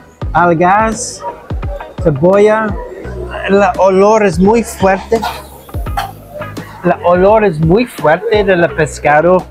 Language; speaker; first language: Spanish; non-native, learner; English